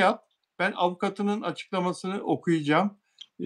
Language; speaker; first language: Turkish; native; Turkish